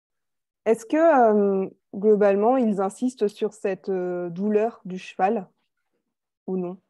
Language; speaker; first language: French; native; French